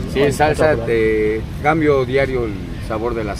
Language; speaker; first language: Spanish; native; Spanish